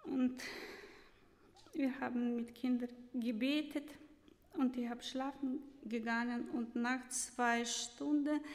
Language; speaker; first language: German; non-native, learner; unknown